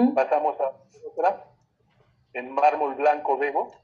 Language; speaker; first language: Spanish; native; Spanish